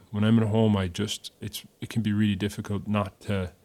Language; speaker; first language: English; native; English